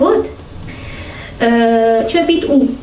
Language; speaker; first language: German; non-native, fluent; Italian